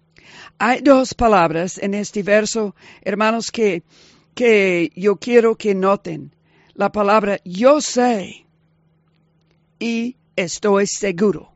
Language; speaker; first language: Spanish; non-native, fluent; English